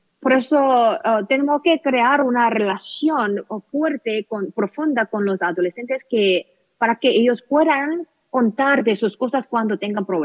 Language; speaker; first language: Spanish; non-native, learner; Korean